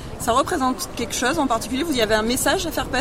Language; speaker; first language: French; native; French